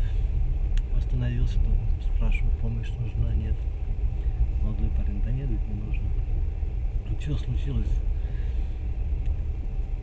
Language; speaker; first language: Russian; native; Russian